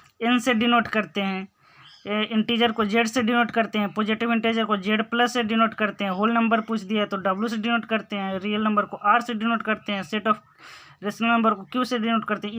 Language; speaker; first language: Hindi; native; Hindi